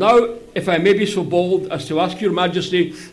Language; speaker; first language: English; native; English